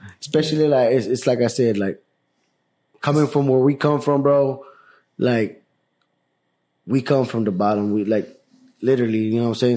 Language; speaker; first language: English; early bilingual, other home language; Spanish